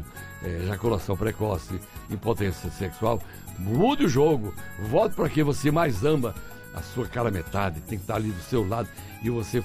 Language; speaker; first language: Portuguese; native; Portuguese